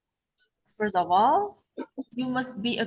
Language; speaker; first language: English; non-native, learner; Indonesian